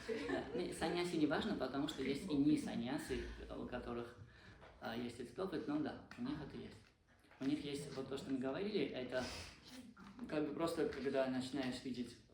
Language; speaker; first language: Russian; non-native, fluent; Armenian